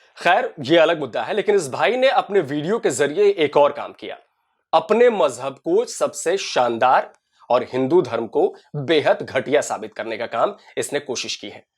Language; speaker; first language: Hindi; native; Hindi